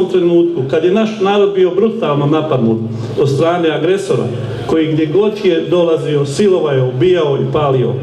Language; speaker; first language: Croatian; native; Croatian